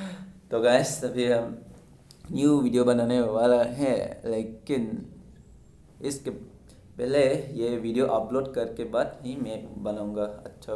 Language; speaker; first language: Hindi; non-native, local second language; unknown